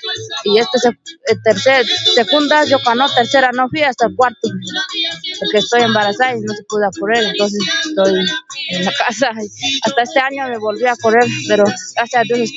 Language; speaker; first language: Spanish; non-native, local second language; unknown